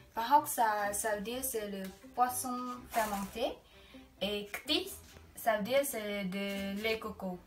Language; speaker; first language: French; non-native, learner; Khmer